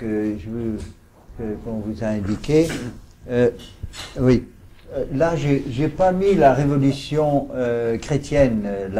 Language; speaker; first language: French; native; French